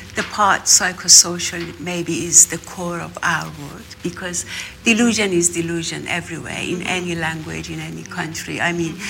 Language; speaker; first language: English; non-native, fluent; Persian